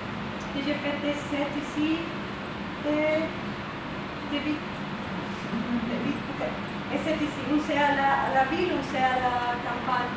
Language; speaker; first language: French; non-native, fluent; Spanish